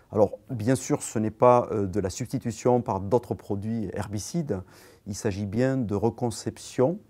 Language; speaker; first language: French; native; French